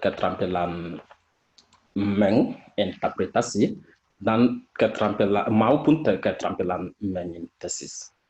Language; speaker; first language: Indonesian; non-native, fluent; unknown